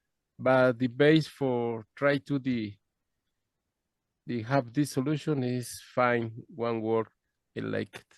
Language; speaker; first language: English; non-native, learner; Spanish